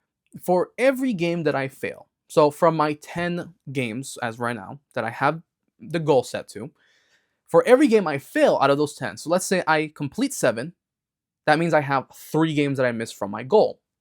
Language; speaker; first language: English; native; English